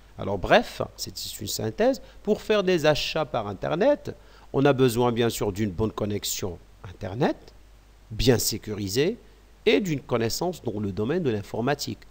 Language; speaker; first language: French; non-native, local second language; Arabic